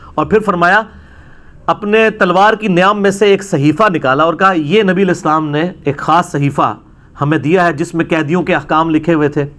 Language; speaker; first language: Urdu; non-native, local second language; Punjabi